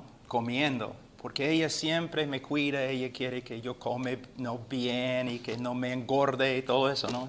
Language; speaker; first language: Spanish; non-native, fluent; English